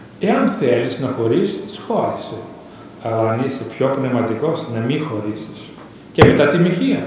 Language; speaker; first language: Greek; native; Greek